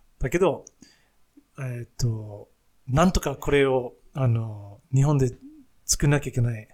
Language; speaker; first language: Japanese; non-native, fluent; English